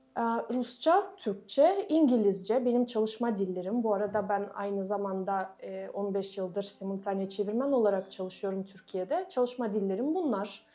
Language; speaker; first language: Turkish; non-native, fluent; Russian